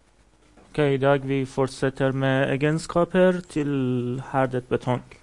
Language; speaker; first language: Norwegian; non-native, fluent; Persian